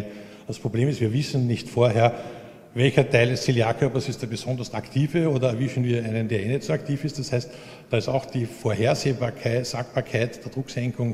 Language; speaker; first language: German; native; German